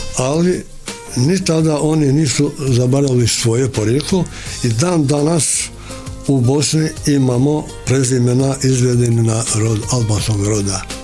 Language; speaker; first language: Bosnian; non-native, fluent; Albanian